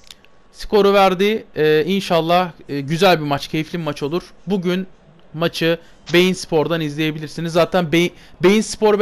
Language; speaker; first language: Turkish; native; Turkish